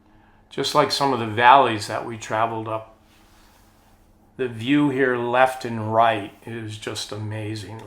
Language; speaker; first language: English; native; English